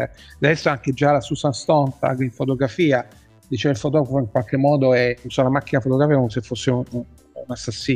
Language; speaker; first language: Italian; native; Italian